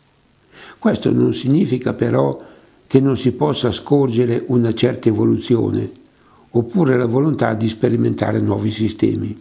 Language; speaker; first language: Italian; native; Italian